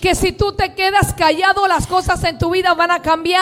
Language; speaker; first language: Spanish; early bilingual, heritage; Spanish